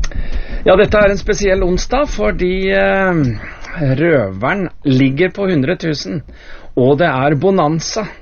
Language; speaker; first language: Norwegian; native; Norwegian